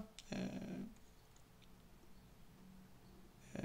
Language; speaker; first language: French; non-native, learner; English